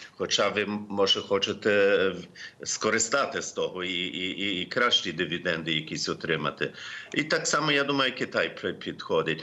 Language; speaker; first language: Ukrainian; early bilingual, heritage; Ukrainian